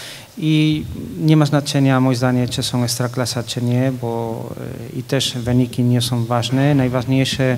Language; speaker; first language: Polish; non-native, fluent; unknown